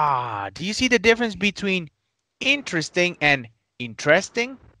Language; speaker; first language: English; non-native, fluent; Spanish